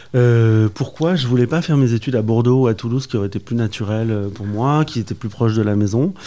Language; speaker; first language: French; native; French